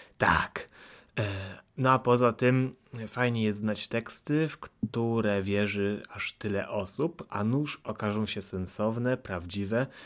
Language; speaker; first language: Polish; native; Polish